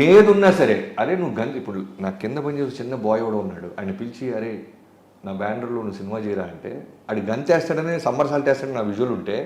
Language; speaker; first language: Telugu; native; Telugu